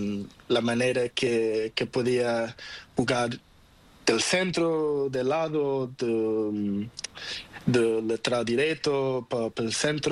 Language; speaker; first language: Spanish; non-native, learner; Portuguese